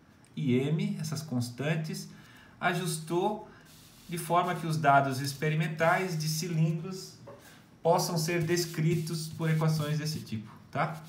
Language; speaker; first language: Portuguese; native; Portuguese